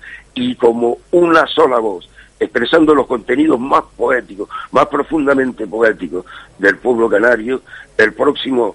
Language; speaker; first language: Spanish; native; Spanish